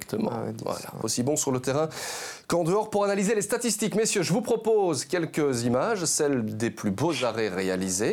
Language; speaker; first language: French; native; French